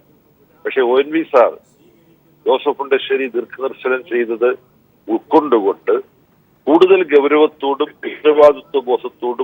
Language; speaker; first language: Malayalam; native; Malayalam